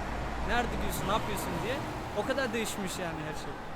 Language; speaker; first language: Turkish; non-native, fluent; Somali